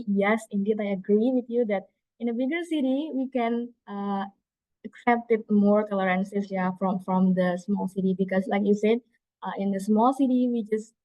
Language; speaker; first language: English; non-native, learner; Indonesian